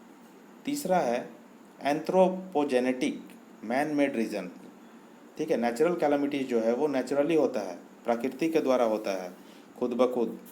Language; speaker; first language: Hindi; native; Hindi